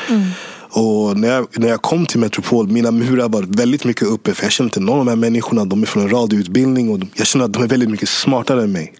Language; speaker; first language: Swedish; early bilingual, other home language; English